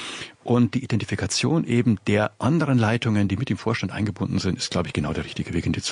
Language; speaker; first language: German; native; German